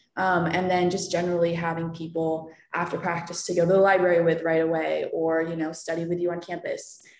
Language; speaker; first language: English; native; English